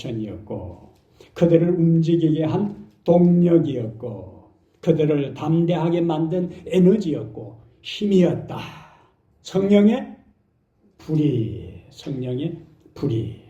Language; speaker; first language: Korean; native; Korean